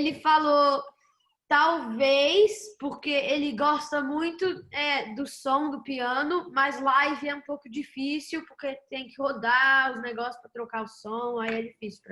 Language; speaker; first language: Portuguese; early bilingual, heritage; Portuguese